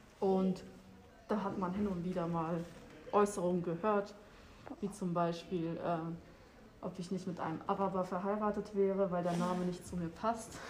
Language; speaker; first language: German; early bilingual, other home language; Albanian